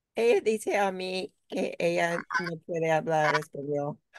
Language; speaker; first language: Spanish; non-native, learner; English